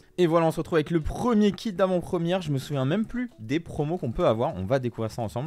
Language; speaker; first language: French; native; French